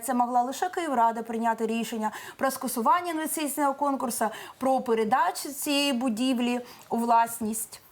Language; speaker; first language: Ukrainian; native; Ukrainian